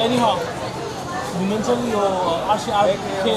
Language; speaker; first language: Chinese; non-native, learner; Bangla